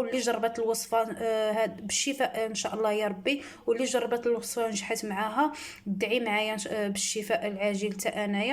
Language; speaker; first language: Arabic; native; Arabic